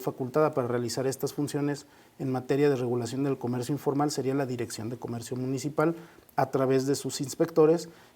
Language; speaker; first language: Spanish; native; Spanish